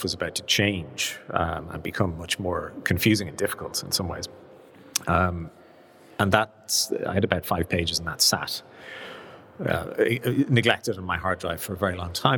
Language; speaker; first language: English; native; English